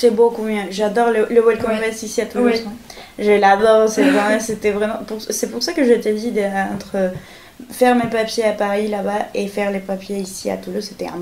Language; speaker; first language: French; non-native, fluent; Spanish